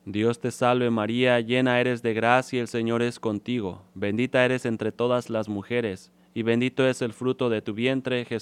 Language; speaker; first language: Spanish; native; Spanish